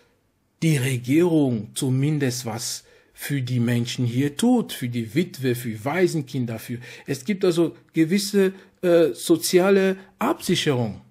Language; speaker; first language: German; non-native, fluent; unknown